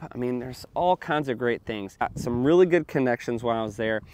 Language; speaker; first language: English; native; English